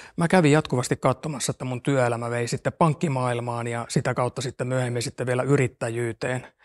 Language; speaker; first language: Finnish; native; Finnish